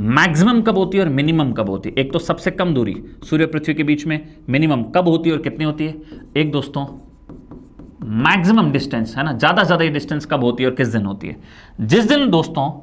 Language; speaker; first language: Hindi; native; Hindi